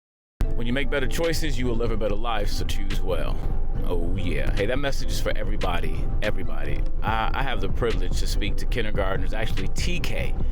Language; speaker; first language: English; native; English